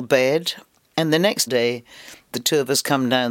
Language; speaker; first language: English; native; English